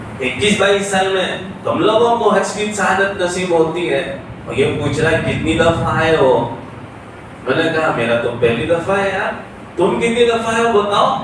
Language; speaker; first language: Urdu; native; Urdu